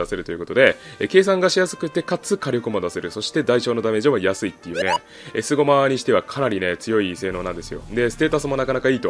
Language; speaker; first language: Japanese; native; Japanese